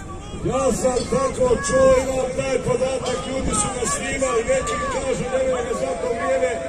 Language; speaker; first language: Bosnian; native; Bosnian